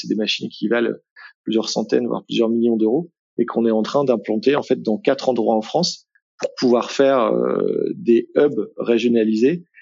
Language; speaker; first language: French; native; French